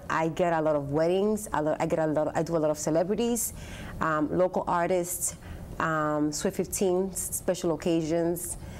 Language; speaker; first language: English; early bilingual, other home language; Spanish